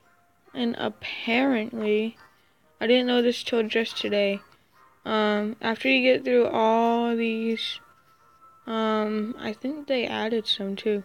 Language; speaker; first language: English; native; English